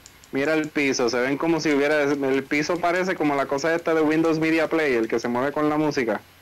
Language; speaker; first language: Spanish; early bilingual, heritage; Spanish